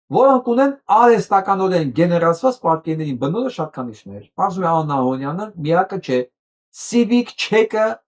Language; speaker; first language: Armenian; native; Armenian